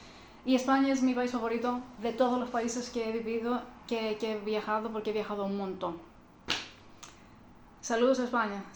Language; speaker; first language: Spanish; non-native, fluent; Greek